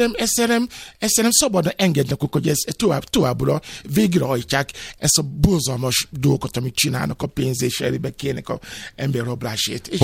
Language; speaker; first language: Hungarian; non-native, fluent; Yoruba